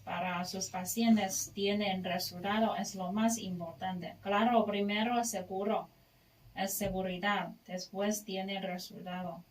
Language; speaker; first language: Spanish; non-native, learner; Chinese